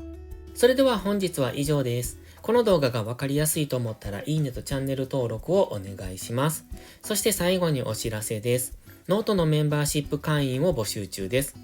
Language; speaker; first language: Japanese; native; Japanese